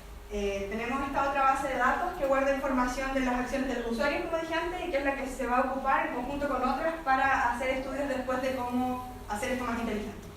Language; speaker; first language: Spanish; native; Spanish